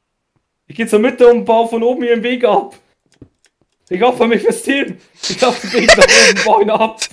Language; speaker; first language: German; native; German